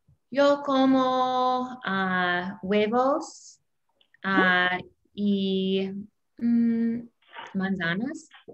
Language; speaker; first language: Spanish; non-native, learner; English